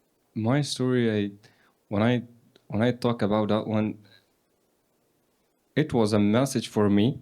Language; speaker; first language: English; non-native, learner; Persian